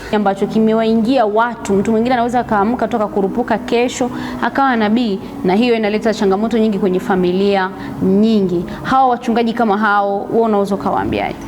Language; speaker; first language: Swahili; native; Swahili